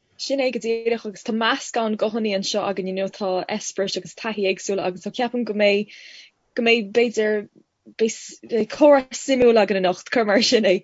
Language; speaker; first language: Irish; non-native, local second language; English